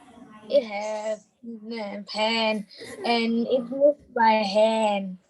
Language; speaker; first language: English; non-native, learner; Vietnamese